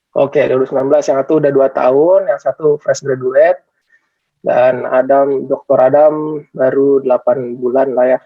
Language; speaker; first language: Indonesian; native; Indonesian